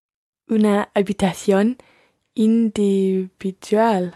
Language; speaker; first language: Spanish; non-native, learner; English